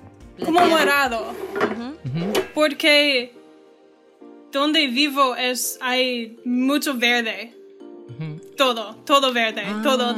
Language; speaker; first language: Spanish; non-native, learner; English